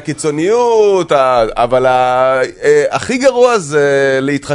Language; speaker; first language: Hebrew; native; Hebrew